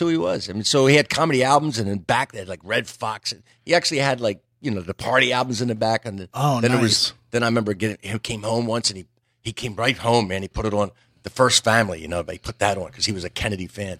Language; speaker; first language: English; native; English